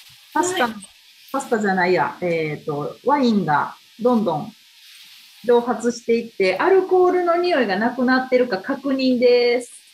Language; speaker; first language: Japanese; native; Japanese